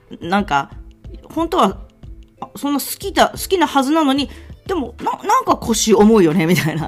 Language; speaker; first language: Japanese; native; Japanese